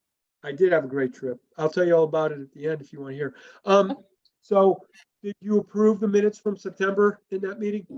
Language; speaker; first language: English; native; English